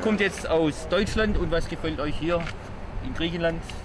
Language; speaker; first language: German; native; German